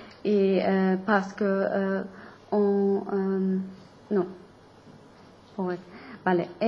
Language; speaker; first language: French; non-native, learner; German